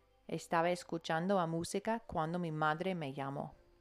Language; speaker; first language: Spanish; non-native, fluent; English